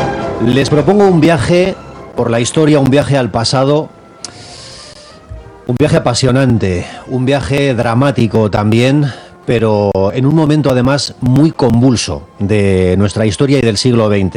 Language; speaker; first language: Spanish; native; Spanish